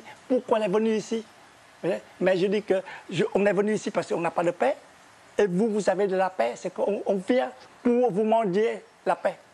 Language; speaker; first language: French; non-native, fluent; Vietnamese